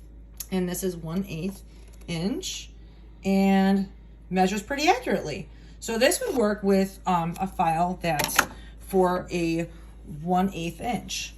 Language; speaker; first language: English; native; English